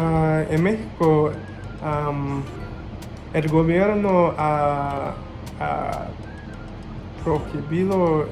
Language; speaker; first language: Spanish; non-native, learner; English